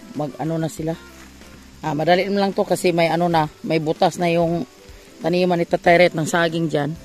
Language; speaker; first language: Filipino; non-native, local second language; Cebuano